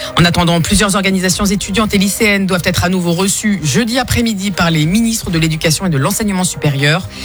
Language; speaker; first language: French; native; French